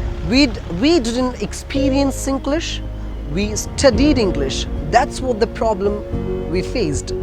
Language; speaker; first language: English; non-native, local second language; Malayalam